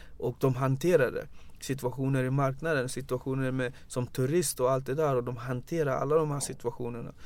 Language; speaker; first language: Swedish; early bilingual, other home language; Wolof